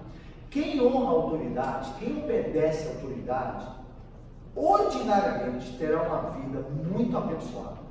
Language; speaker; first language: Portuguese; native; Portuguese